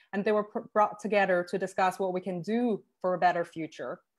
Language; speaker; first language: English; non-native, fluent; Chinese